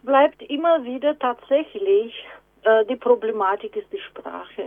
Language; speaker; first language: German; non-native, fluent; Romanian